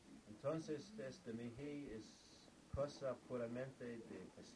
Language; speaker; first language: Spanish; non-native, fluent; English